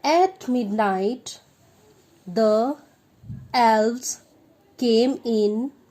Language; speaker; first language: English; non-native, local second language; Punjabi